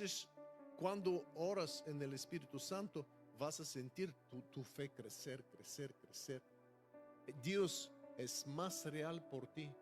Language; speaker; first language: Spanish; non-native, fluent; Bulgarian